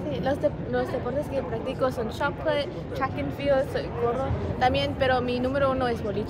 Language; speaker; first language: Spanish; early bilingual, heritage; Spanish